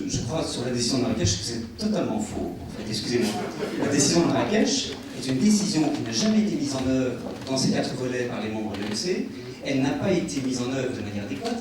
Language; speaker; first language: French; native; French